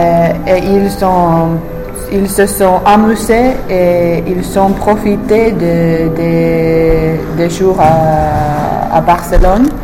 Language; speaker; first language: French; non-native, fluent; English